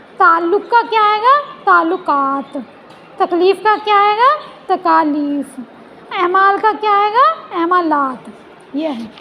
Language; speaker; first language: Urdu; non-native, local second language; Punjabi